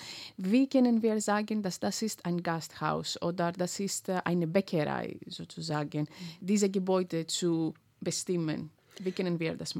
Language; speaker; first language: German; non-native, fluent; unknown